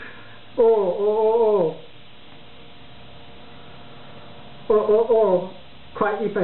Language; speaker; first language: Chinese; non-native, learner; English